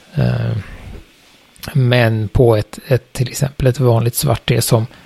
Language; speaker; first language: Swedish; native; Swedish